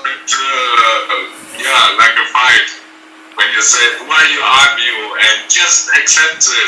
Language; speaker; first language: English; non-native, fluent; German